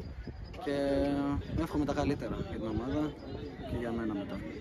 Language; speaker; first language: Greek; non-native, local second language; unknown